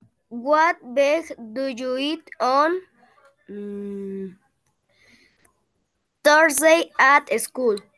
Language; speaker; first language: English; non-native, learner; Spanish